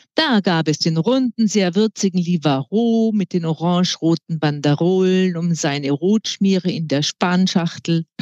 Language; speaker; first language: German; native; German